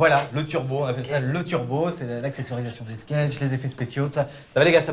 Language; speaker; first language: French; native; French